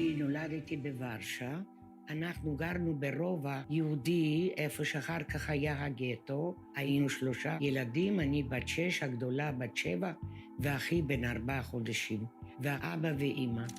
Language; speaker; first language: Hebrew; early bilingual, other home language; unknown